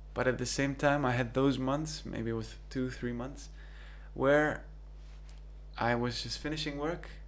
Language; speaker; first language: English; early bilingual, other home language; Greek